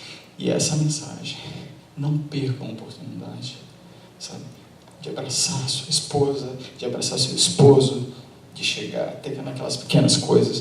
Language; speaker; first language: Portuguese; native; Portuguese